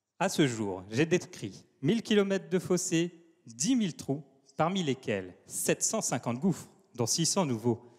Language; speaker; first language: French; native; French